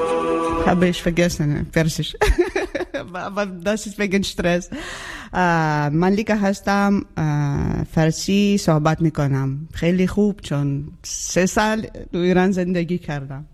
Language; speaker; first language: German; non-native, learner; Ukrainian